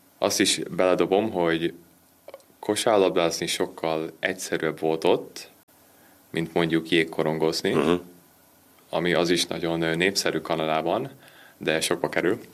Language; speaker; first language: Hungarian; early bilingual, heritage; Hungarian